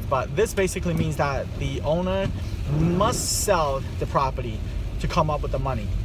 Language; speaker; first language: English; non-native, fluent; Chinese